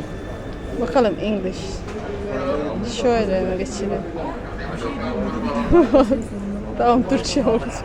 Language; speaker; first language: Turkish; non-native, learner; Indonesian